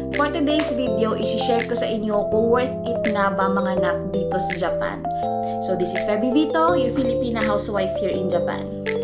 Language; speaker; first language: Filipino; native; Filipino